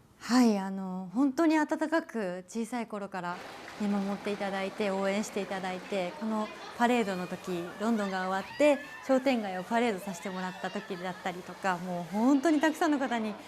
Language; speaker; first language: Japanese; native; Japanese